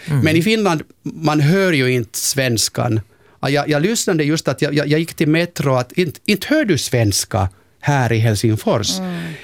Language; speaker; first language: Swedish; non-native, local second language; Finnish